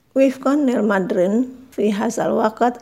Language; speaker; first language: Arabic; non-native, fluent; Indonesian